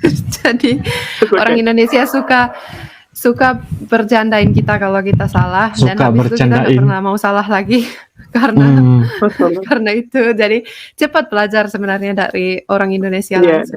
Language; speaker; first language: Indonesian; non-native, fluent; Finnish